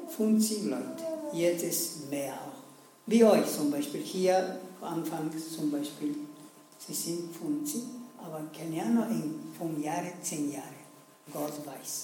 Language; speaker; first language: German; non-native, learner; Spanish